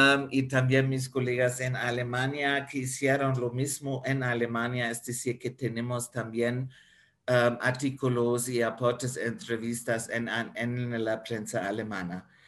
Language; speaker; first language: Spanish; non-native, fluent; German